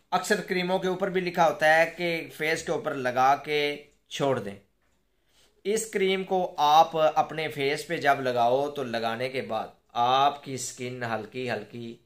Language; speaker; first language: Urdu; non-native, local second language; Punjabi